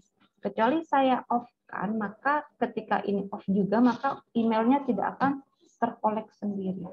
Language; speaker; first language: Indonesian; native; Indonesian